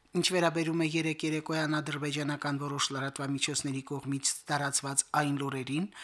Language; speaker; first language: Armenian; native; Armenian